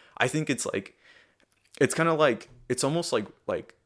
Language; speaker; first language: English; early bilingual, other home language; Spanish